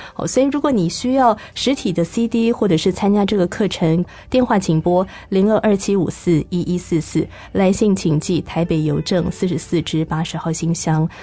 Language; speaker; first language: Chinese; native; Chinese